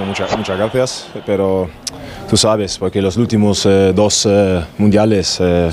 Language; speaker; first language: Spanish; non-native, learner; German